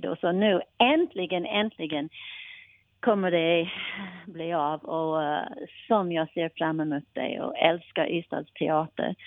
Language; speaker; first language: Swedish; non-native, fluent; English